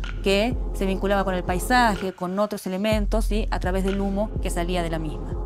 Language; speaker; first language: Spanish; native; Spanish